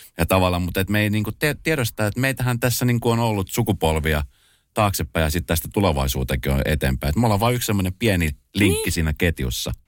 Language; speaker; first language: Finnish; early bilingual, other home language; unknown